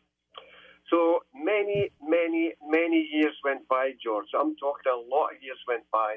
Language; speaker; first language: English; native; English